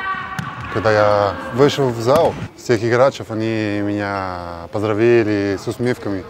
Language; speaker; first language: Russian; non-native, learner; Bulgarian